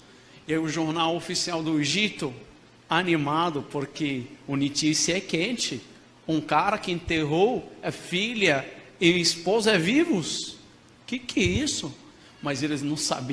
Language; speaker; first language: Portuguese; non-native, fluent; Arabic